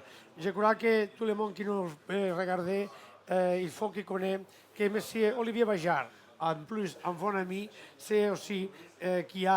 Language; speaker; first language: French; non-native, learner; Catalan